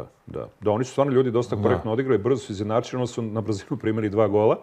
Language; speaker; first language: Serbian; native; Serbian